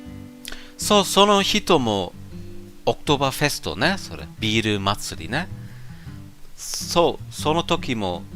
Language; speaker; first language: Japanese; non-native, learner; German